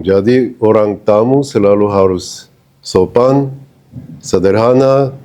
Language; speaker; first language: Indonesian; non-native, fluent; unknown